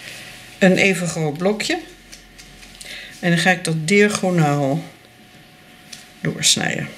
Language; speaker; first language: Dutch; native; Dutch